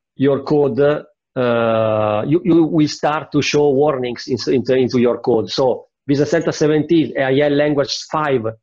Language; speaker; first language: English; non-native, fluent; Italian